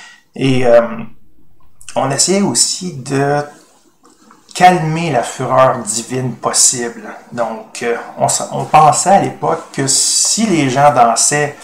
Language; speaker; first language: French; native; French